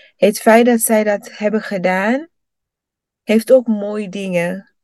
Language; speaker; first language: Dutch; early bilingual, other home language; Rundi